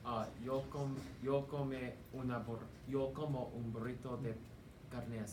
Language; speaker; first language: Spanish; non-native, learner; English